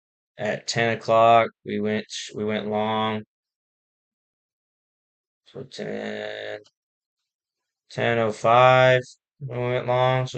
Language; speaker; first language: English; native; English